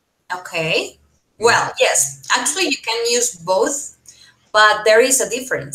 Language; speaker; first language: English; non-native, fluent; Spanish